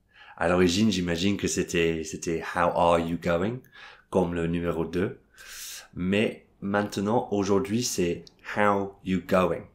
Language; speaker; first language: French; non-native, fluent; English